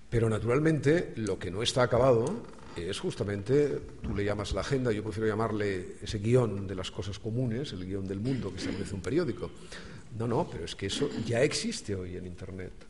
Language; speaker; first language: Spanish; native; Spanish